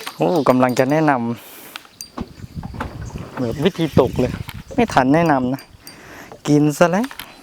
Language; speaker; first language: Thai; native; Thai